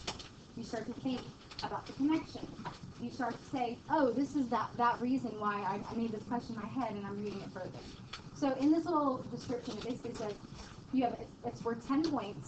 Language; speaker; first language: English; native; English